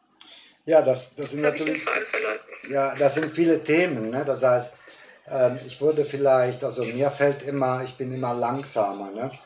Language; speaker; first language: German; non-native, fluent; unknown